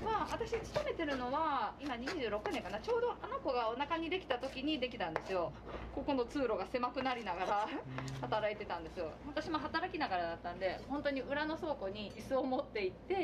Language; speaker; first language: Japanese; native; Japanese